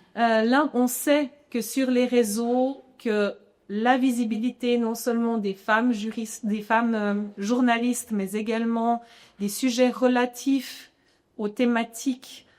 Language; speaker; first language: French; native; French